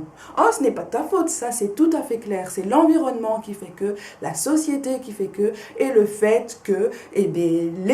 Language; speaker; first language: French; native; French